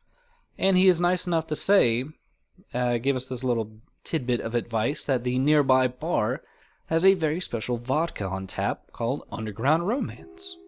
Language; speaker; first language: English; native; English